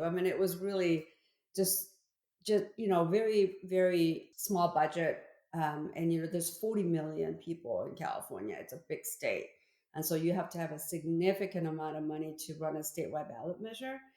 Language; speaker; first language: English; early bilingual, other home language; Korean